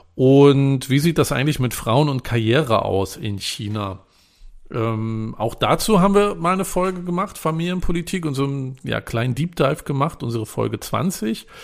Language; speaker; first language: German; native; German